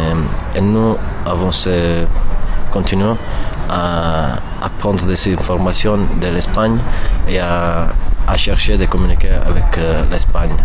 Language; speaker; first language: French; non-native, learner; Italian